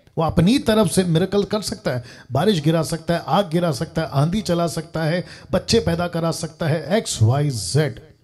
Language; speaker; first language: Hindi; native; Hindi